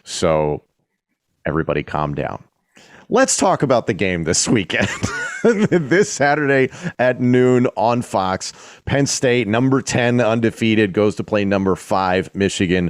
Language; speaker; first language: English; native; English